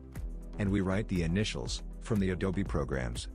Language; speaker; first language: English; non-native, fluent; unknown